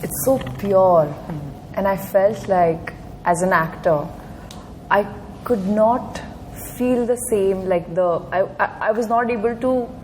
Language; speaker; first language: English; non-native, local second language; Marathi